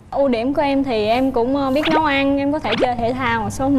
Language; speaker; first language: Vietnamese; native; Vietnamese